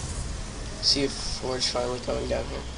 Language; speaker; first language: English; native; English